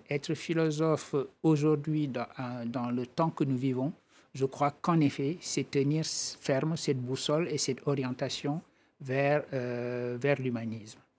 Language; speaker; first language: French; non-native, local second language; Wolof